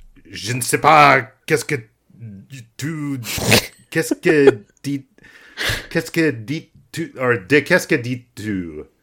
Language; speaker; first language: French; non-native, learner; English